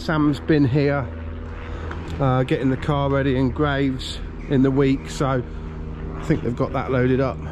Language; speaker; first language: English; native; English